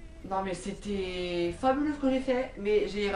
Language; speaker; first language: French; native; French